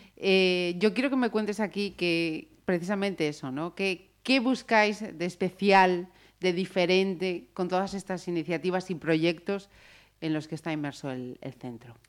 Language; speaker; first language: Spanish; native; Spanish